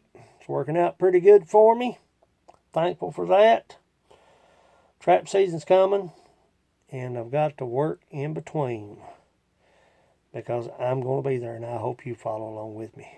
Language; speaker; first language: English; native; English